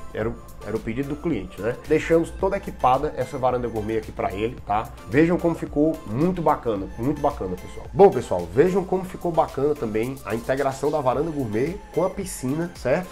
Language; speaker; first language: Portuguese; native; Portuguese